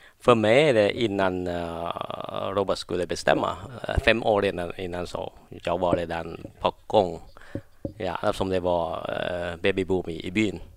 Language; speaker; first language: Swedish; non-native, learner; Thai